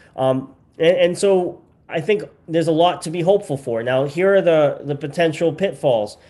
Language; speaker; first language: English; native; English